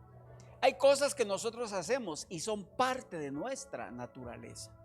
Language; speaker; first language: Spanish; native; Spanish